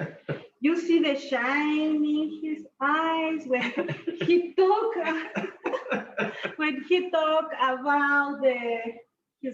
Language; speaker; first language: English; non-native, learner; Spanish